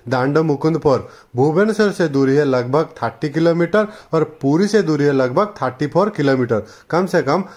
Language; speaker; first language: Hindi; non-native, local second language; Odia